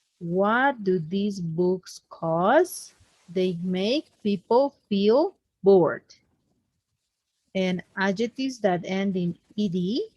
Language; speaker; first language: English; non-native, fluent; Spanish